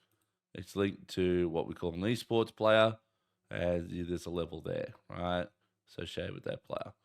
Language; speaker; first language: English; native; English